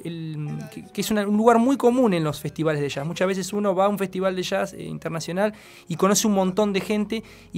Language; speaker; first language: Spanish; native; Spanish